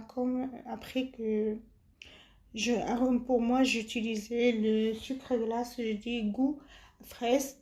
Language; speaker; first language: French; non-native, fluent; Arabic